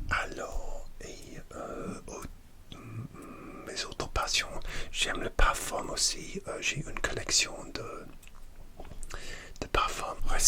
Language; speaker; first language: French; non-native, learner; English